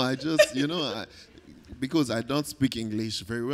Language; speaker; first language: English; non-native, learner; Haitian Creole